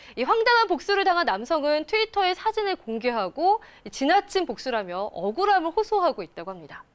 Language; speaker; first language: Korean; native; Korean